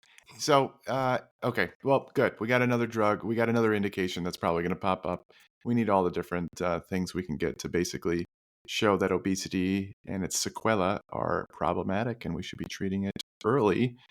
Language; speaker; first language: English; native; English